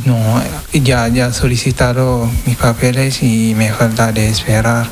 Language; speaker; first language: Spanish; non-native, learner; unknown